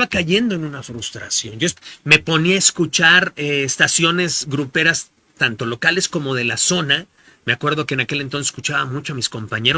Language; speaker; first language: Spanish; native; Spanish